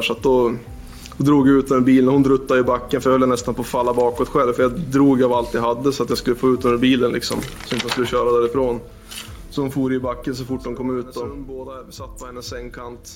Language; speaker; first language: Swedish; native; Swedish